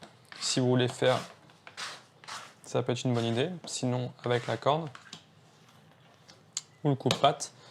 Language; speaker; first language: French; native; French